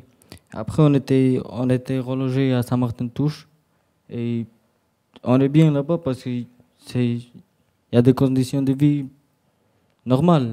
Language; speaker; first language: French; early bilingual, other home language; Romany